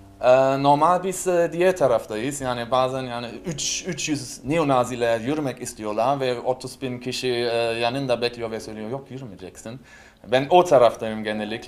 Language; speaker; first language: Turkish; non-native, learner; German